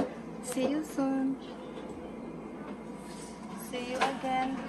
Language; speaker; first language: English; non-native, local second language; Filipino